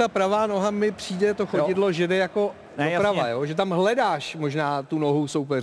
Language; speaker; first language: Czech; native; Czech